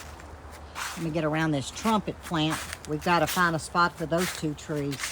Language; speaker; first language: English; native; English